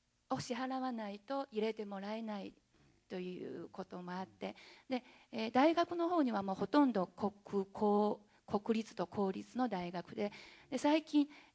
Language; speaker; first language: Japanese; non-native, fluent; Chinese